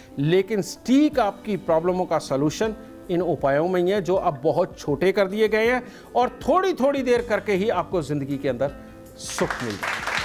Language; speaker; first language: Hindi; native; Hindi